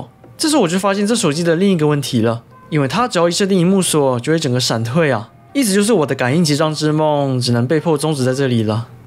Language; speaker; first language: Chinese; native; Chinese